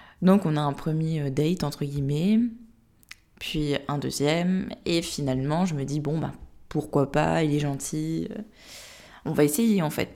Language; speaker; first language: French; native; French